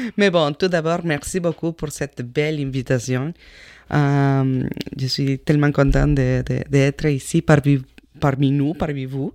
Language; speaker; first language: French; non-native, fluent; Spanish